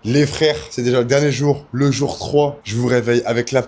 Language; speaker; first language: French; native; French